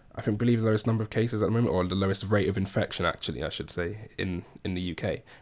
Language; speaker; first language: English; native; English